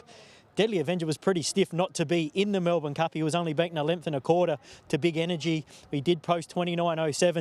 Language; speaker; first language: English; native; English